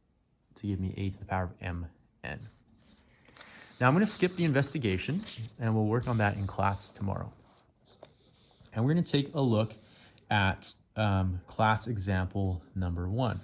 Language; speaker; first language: English; native; English